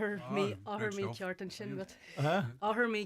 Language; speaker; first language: Irish; non-native, local second language; English